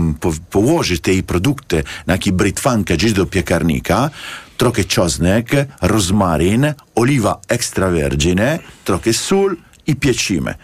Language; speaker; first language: Polish; non-native, learner; Italian